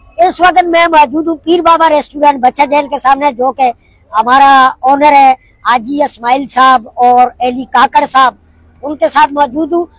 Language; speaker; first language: Urdu; non-native, local second language; Northern Hindko